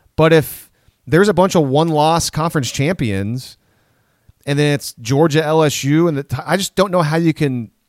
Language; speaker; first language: English; native; English